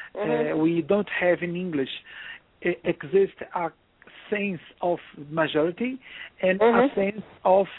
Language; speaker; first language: English; non-native, learner; Portuguese